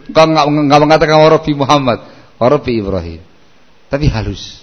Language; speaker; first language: Indonesian; non-native, local second language; Javanese